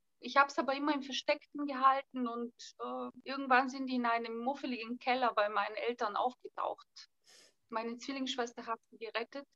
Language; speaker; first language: German; non-native, fluent; Bulgarian